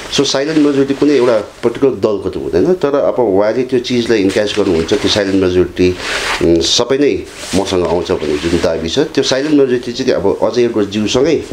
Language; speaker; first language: Nepali; native; Nepali